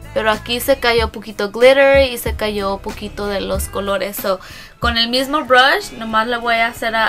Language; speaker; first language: Spanish; early bilingual, other home language; English